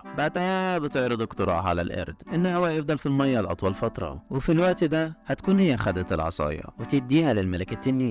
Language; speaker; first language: Arabic; native; Arabic